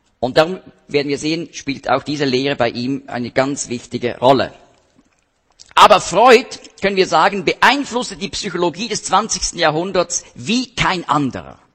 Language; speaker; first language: German; native; German